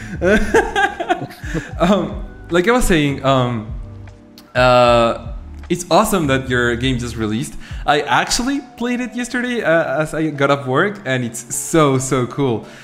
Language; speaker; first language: English; non-native, fluent; Spanish